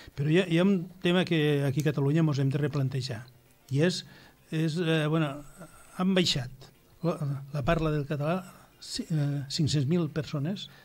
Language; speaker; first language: Catalan; native; Catalan